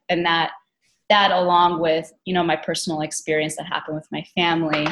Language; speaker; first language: English; native; English